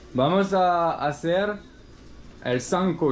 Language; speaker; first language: Spanish; non-native, learner; French